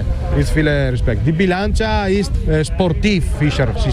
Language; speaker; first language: German; non-native, learner; Italian